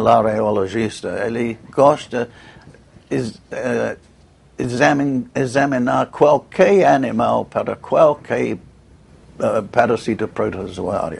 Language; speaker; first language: Portuguese; non-native, fluent; English